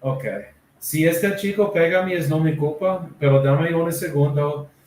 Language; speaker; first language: Spanish; non-native, learner; English